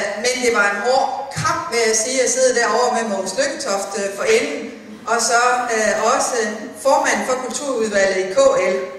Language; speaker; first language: Danish; native; Danish